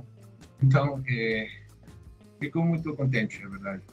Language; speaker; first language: Portuguese; non-native, learner; Spanish